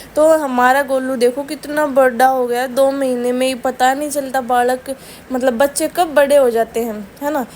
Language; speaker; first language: Hindi; native; Hindi